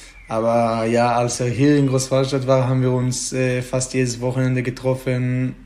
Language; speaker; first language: German; non-native, fluent; Hebrew